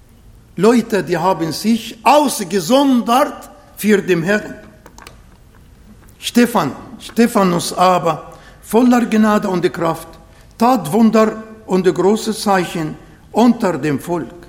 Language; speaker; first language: German; non-native, fluent; Arabic